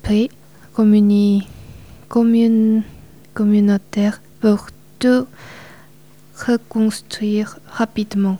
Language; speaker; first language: French; non-native, learner; Korean